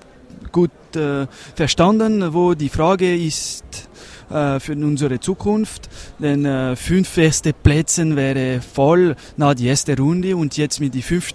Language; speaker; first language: German; non-native, learner; French